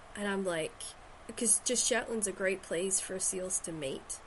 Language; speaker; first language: English; native; English